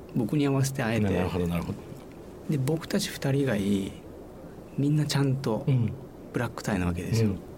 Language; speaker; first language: Japanese; native; Japanese